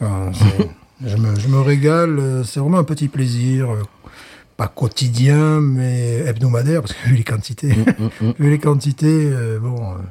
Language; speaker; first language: French; native; French